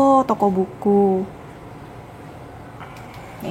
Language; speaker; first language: Indonesian; native; Indonesian